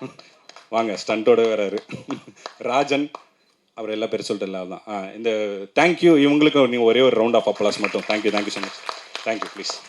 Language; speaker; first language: Tamil; native; Tamil